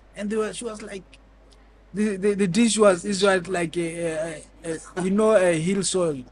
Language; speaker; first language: English; non-native, local second language; Tswana